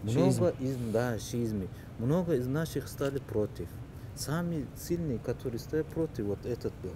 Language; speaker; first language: Russian; early bilingual, heritage; Russian